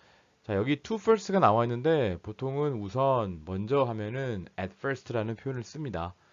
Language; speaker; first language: Korean; native; Korean